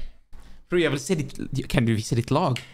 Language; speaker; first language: Swedish; native; Swedish